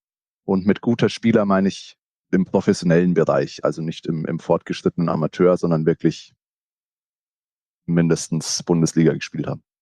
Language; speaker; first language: German; native; German